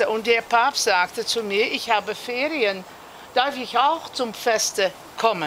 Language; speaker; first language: German; non-native, learner; Dutch